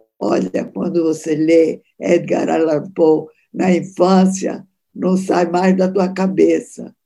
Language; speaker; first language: Portuguese; early bilingual, other home language; Italian